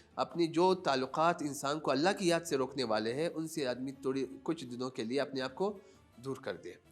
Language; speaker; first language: Urdu; non-native, local second language; Pashto